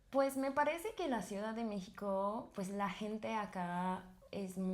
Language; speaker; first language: Spanish; non-native, fluent; English